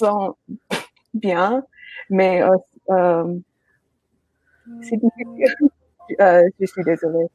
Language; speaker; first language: French; non-native, learner; English